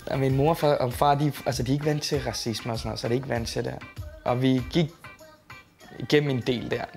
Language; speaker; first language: Danish; early bilingual, other home language; Tamil